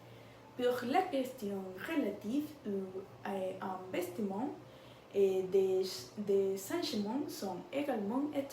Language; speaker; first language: French; non-native, learner; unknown